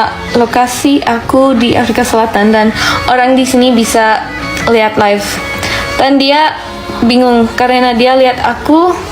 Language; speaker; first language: Indonesian; non-native, fluent; French